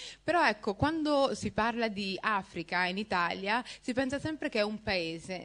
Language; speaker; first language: Italian; early bilingual, other home language; Somali